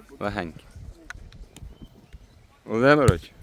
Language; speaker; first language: Ukrainian; native; Ukrainian